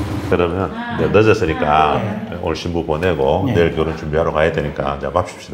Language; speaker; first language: Korean; native; Korean